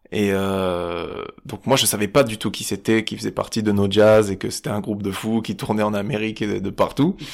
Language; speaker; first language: French; native; French